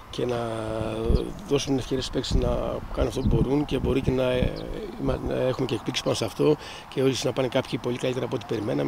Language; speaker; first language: Greek; native; Greek